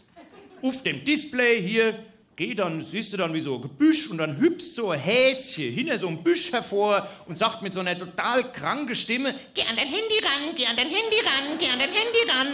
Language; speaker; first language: German; native; German